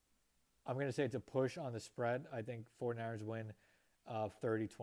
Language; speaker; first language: English; native; English